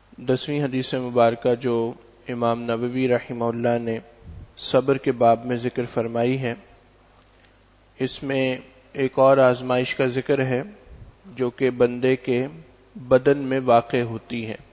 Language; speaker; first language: Urdu; native; Urdu